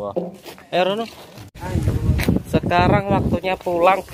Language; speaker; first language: Indonesian; native; Indonesian